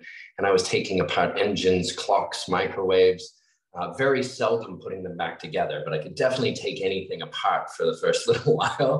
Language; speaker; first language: English; native; English